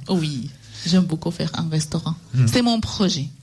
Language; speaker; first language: French; non-native, learner; Arabic